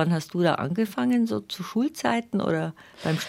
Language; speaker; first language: German; native; German